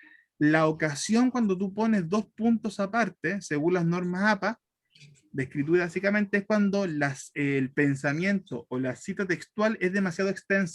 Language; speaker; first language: Spanish; native; Spanish